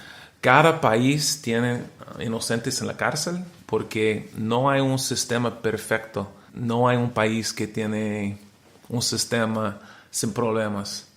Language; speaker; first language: Spanish; non-native, learner; English